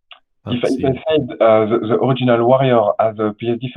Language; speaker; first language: English; non-native, learner; French